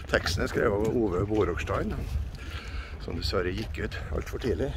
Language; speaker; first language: Norwegian; native; Norwegian